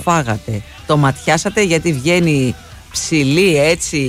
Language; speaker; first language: Greek; native; Greek